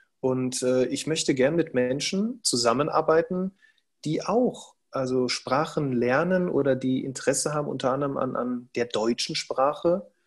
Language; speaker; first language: German; native; German